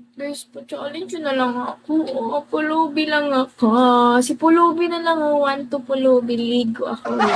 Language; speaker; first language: Filipino; non-native, local second language; Cebuano